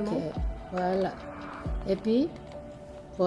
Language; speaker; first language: French; non-native, learner; Korean